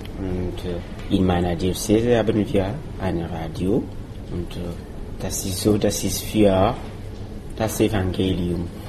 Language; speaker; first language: German; non-native, learner; Mossi